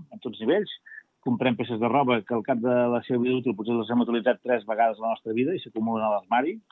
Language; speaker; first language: Catalan; native; Catalan